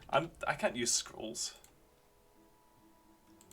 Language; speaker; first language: English; native; English